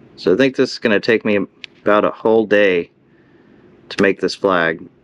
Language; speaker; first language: English; native; English